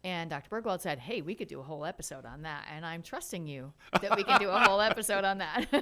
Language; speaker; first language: English; native; English